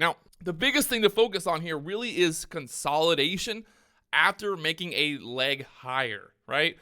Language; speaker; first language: English; native; English